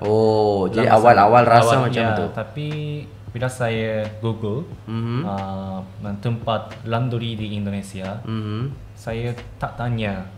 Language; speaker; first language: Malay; non-native, fluent; Japanese